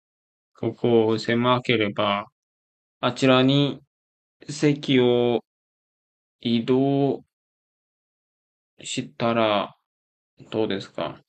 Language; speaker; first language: Japanese; non-native, learner; Korean